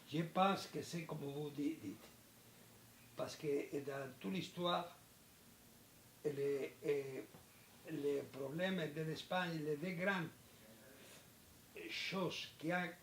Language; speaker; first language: French; non-native, learner; Spanish